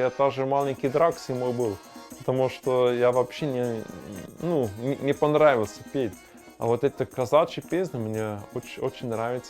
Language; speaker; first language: Russian; non-native, learner; German